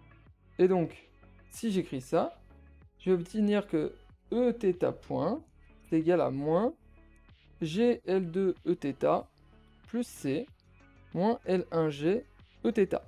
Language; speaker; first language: French; native; French